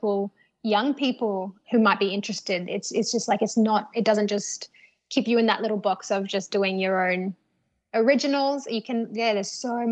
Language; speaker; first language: English; native; English